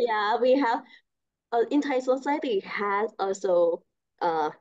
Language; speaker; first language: English; non-native, learner; Thai